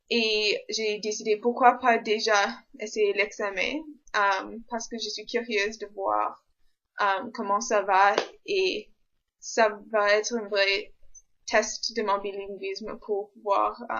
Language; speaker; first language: French; non-native, local second language; English